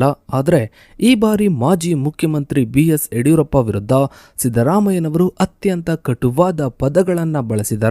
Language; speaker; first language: Kannada; native; Kannada